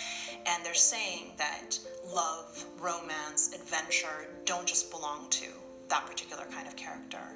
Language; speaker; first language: English; native; English